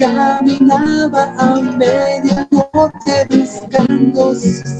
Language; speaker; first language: Spanish; non-native, learner; Japanese